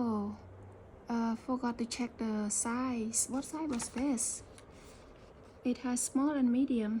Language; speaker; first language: English; early bilingual, heritage; Khmer